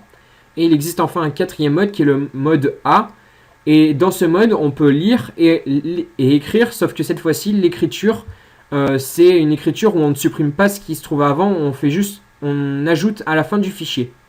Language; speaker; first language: French; native; French